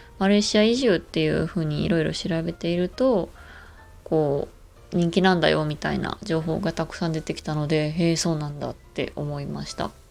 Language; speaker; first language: Japanese; native; Japanese